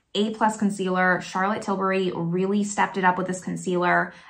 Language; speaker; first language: English; native; English